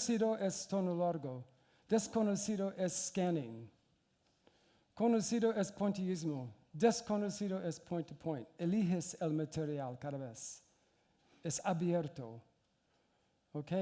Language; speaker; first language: Spanish; non-native, learner; English